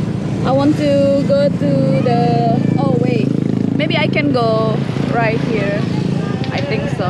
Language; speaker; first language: English; non-native, learner; Indonesian